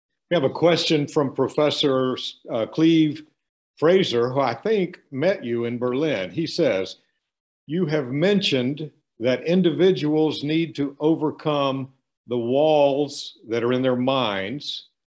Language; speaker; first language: English; native; English